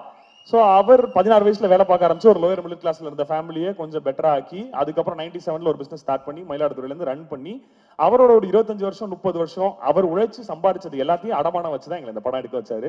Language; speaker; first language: Tamil; native; Tamil